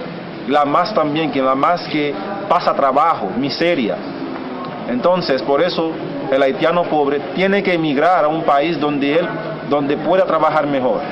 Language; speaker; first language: Spanish; non-native, fluent; Haitian Creole